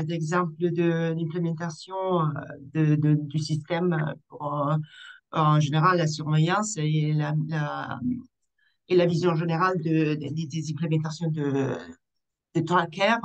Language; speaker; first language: French; non-native, fluent; Italian